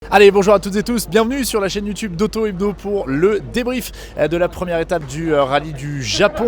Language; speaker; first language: French; native; French